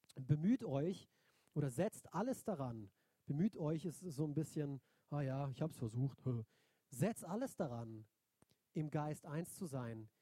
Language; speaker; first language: German; native; German